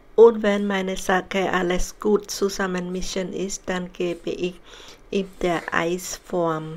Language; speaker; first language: German; non-native, learner; Khmer